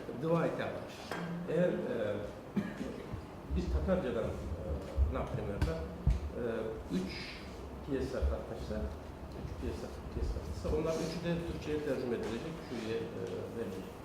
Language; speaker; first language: Turkish; non-native, learner; Tatar